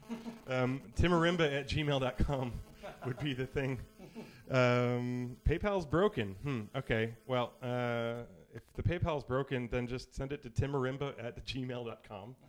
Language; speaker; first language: English; native; English